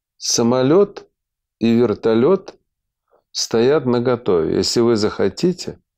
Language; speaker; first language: Russian; native; Russian